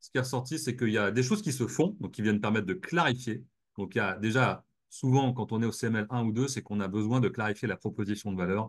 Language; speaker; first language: French; native; French